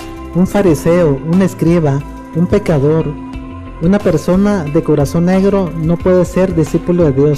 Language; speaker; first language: Spanish; native; Spanish